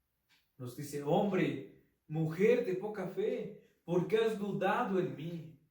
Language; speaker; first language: Spanish; native; Spanish